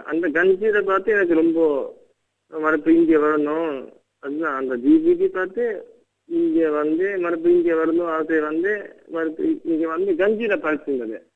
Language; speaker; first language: Tamil; non-native, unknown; Japanese